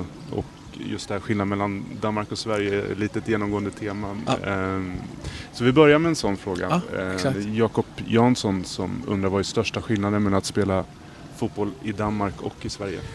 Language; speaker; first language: Swedish; native; Swedish